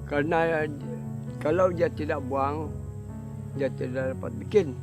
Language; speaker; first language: Indonesian; non-native, local second language; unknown